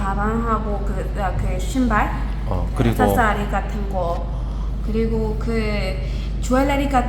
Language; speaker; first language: Korean; non-native, learner; Burmese